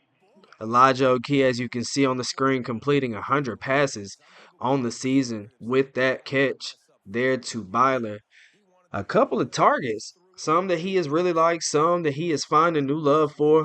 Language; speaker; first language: English; native; English